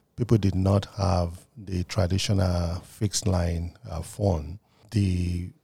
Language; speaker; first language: English; non-native, local second language; Yoruba